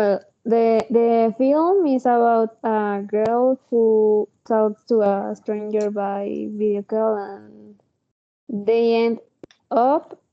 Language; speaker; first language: English; non-native, learner; Spanish